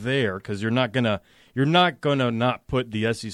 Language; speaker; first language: English; native; English